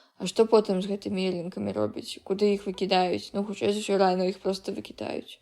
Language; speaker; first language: Belarusian; non-native, local second language; Russian